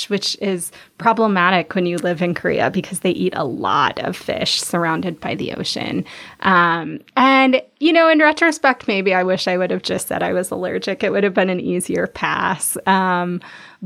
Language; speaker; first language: English; native; English